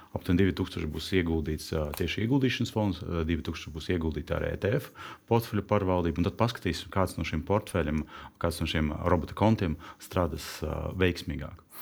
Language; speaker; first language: Latvian; non-native, local second language; Russian